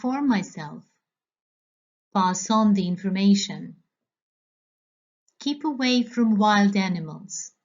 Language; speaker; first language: English; non-native, fluent; Croatian